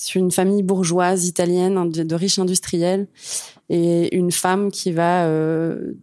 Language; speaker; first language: French; native; French